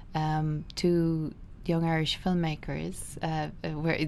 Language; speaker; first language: English; native; English